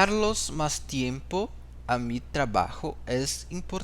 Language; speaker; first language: Spanish; non-native, fluent; Portuguese